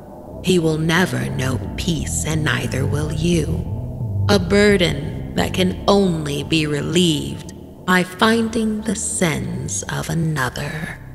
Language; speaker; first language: English; native; English